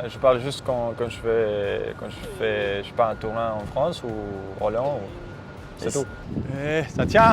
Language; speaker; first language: French; native; French